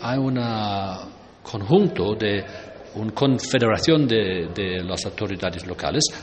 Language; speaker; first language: Spanish; non-native, fluent; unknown